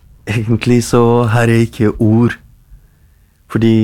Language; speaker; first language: Norwegian; non-native, fluent; Kurdish